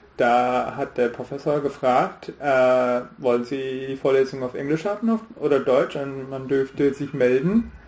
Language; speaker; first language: German; non-native, fluent; Hindi